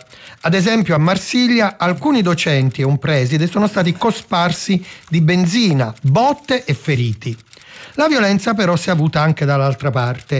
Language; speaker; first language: Italian; native; Italian